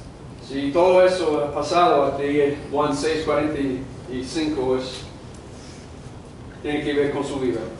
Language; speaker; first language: Spanish; non-native, fluent; English